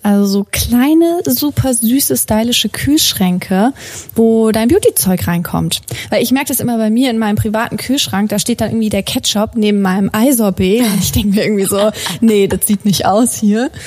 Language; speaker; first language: German; native; German